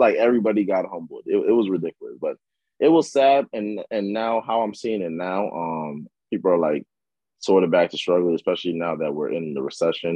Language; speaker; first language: English; native; English